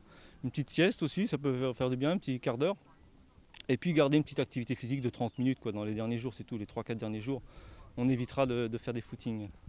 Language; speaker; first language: French; native; French